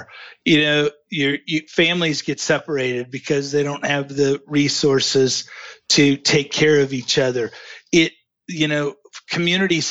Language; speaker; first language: English; native; English